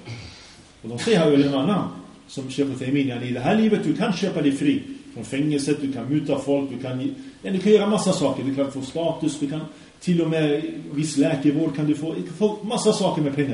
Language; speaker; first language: Swedish; early bilingual, other home language; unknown